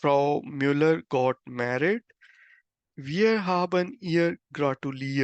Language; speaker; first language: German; non-native, fluent; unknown